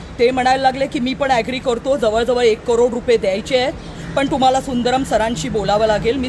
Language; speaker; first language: Marathi; native; Marathi